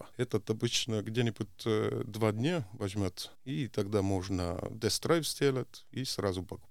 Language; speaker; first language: Russian; non-native, local second language; Estonian